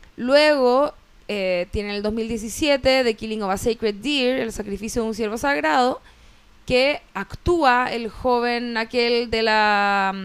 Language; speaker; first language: Spanish; native; Spanish